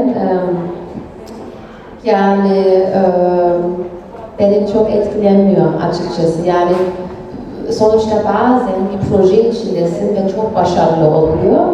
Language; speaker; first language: Turkish; early bilingual, heritage; Turkish